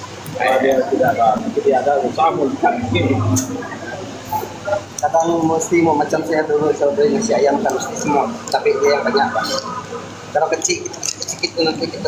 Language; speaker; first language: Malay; non-native, local second language; Hakka Chinese